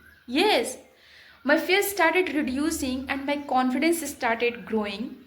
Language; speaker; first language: English; non-native, fluent; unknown